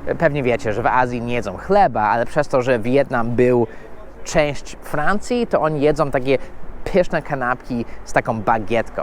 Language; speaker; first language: Polish; non-native, fluent; English